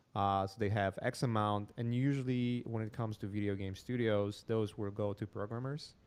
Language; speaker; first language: English; non-native, fluent; Polish